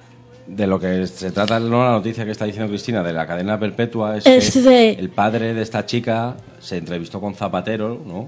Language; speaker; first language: Spanish; native; Spanish